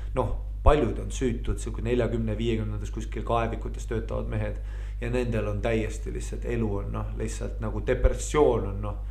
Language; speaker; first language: Estonian; native; Estonian